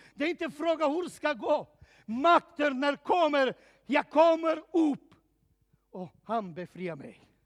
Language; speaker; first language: Swedish; non-native, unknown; Serbian